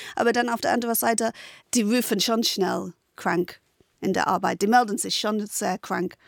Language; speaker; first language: German; non-native, fluent; English